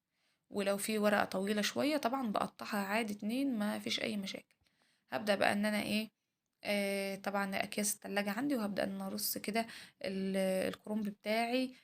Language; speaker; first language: Arabic; native; Arabic